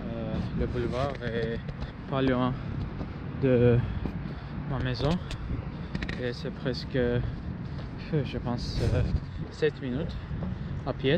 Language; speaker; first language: French; non-native, learner; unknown